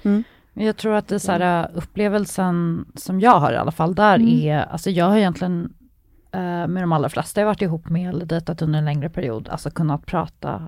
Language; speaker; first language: Swedish; native; Swedish